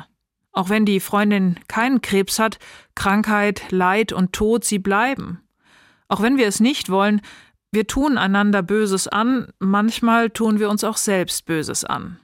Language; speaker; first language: German; native; German